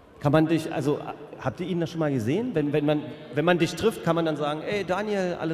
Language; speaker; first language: German; native; German